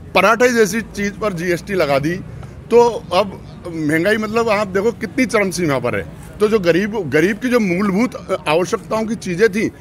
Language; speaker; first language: Hindi; native; Hindi